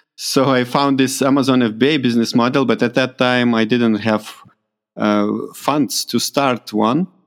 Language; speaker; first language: English; non-native, fluent; Lithuanian